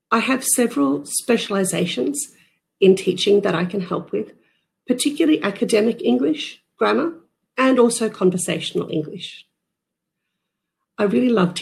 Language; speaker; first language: English; native; English